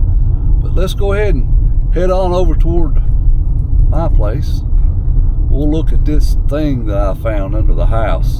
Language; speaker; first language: English; native; English